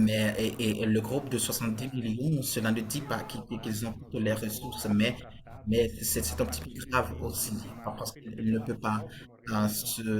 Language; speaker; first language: French; non-native, fluent; Portuguese